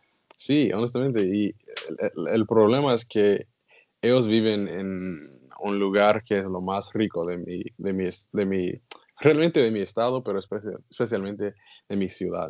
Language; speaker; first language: Spanish; non-native, learner; English